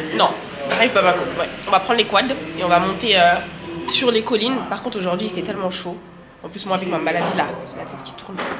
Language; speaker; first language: French; early bilingual, other home language; Bambara